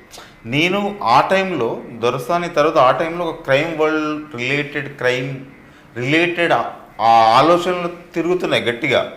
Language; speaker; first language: Telugu; native; Telugu